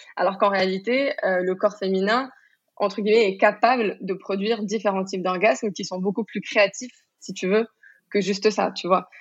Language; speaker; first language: French; non-native, local second language; Arabic